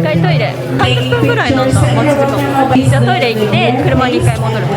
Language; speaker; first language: Japanese; native; Japanese